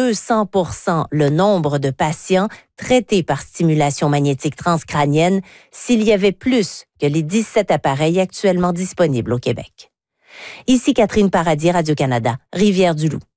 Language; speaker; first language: French; native; French